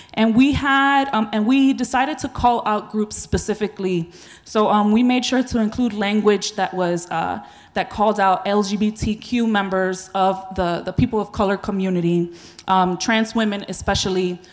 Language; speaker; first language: English; native; English